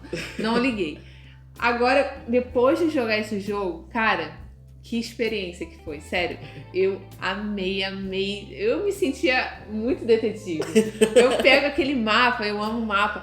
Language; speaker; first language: Portuguese; native; Portuguese